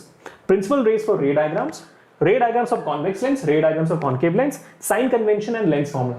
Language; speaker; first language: English; non-native, local second language; Hindi